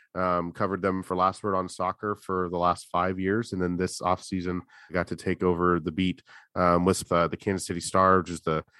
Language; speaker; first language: English; native; English